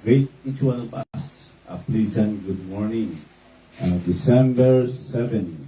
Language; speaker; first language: English; non-native, local second language; Filipino